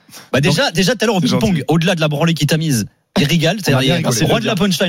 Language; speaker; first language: French; native; French